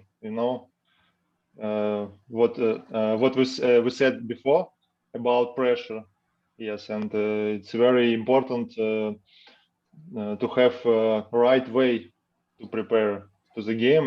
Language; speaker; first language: English; non-native, learner; Russian